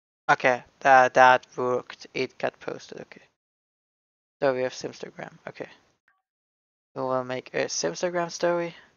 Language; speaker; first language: English; non-native, fluent; German